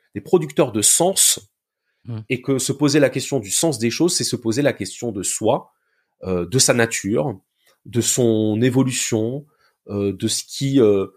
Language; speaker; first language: French; native; French